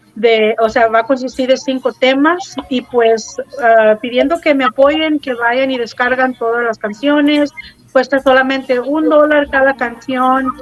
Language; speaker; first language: Spanish; early bilingual, heritage; Spanish